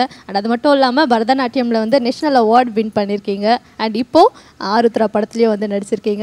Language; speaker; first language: Tamil; native; Tamil